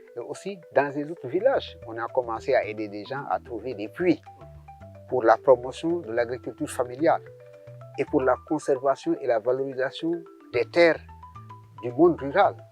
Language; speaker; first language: French; non-native, local second language; Serer